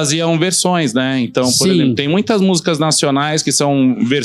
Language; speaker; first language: Portuguese; native; Portuguese